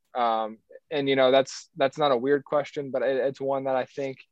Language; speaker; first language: English; native; English